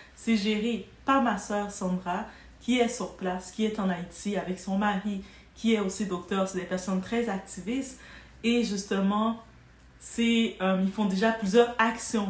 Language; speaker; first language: French; non-native, local second language; Haitian Creole